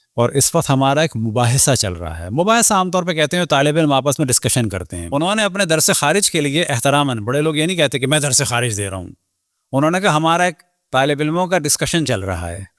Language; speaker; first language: Urdu; native; Urdu